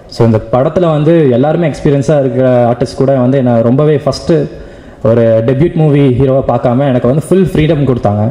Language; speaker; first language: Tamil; native; Tamil